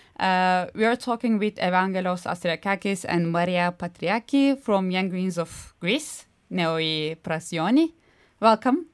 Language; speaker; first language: English; non-native, fluent; Turkish